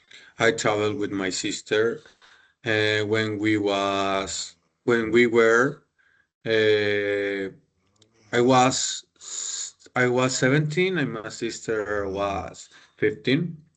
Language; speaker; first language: English; non-native, learner; Spanish